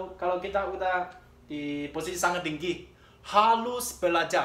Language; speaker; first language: Indonesian; non-native, learner; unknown